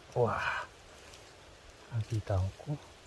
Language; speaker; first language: Korean; native; Korean